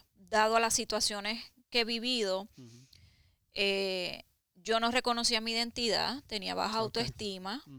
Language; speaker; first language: Spanish; native; Spanish